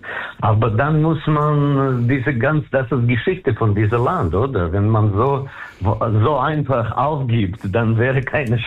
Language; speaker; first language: German; non-native, fluent; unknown